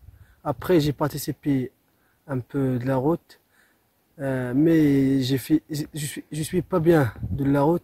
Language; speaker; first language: French; non-native, local second language; Arabic